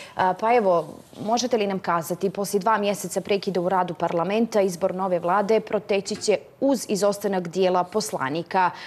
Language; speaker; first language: Serbian; native; Serbian